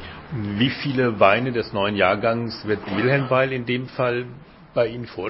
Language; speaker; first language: German; native; German